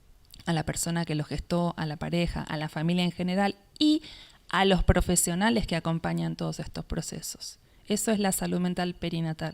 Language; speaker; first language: Spanish; native; Spanish